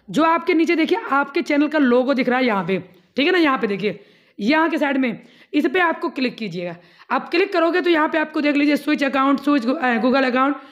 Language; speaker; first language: Hindi; native; Hindi